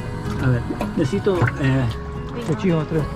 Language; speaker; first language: Spanish; non-native, learner; English